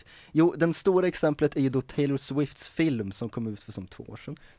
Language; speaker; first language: Swedish; native; Swedish